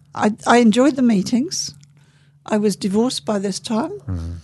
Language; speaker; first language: English; native; English